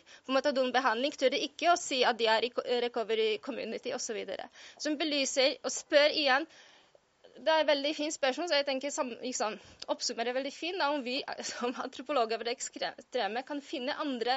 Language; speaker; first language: Norwegian; non-native, fluent; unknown